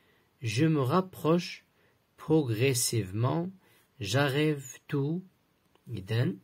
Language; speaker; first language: French; non-native, local second language; Arabic